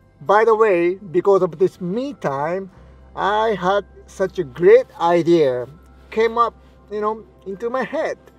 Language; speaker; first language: English; non-native, fluent; Japanese